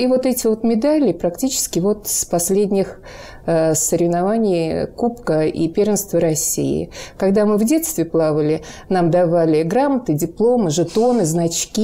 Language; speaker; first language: Russian; native; Russian